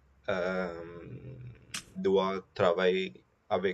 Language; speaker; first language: French; non-native, learner; Telugu